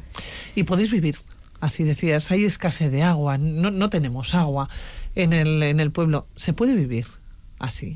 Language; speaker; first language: Spanish; native; Spanish